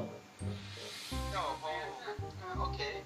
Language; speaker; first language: English; non-native, learner; Turkish